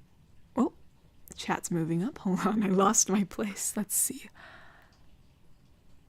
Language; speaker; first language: English; native; English